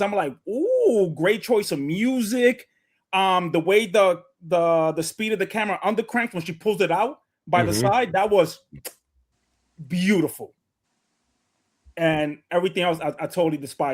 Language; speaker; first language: English; native; English